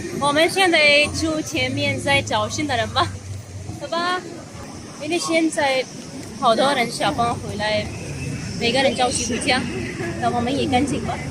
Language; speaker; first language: Chinese; non-native, fluent; Urdu